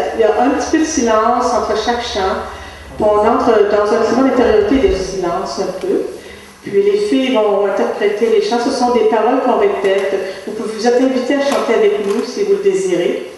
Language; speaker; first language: French; native; French